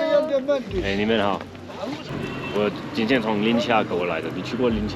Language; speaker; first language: Chinese; non-native, fluent; English